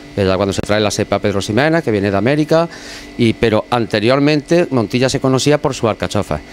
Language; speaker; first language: Spanish; native; Spanish